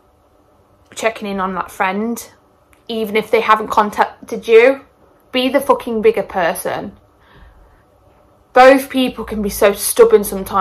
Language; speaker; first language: English; native; English